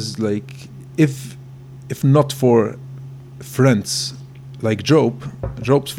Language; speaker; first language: English; non-native, fluent; Yiddish